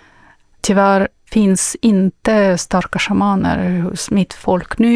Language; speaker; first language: Swedish; non-native, learner; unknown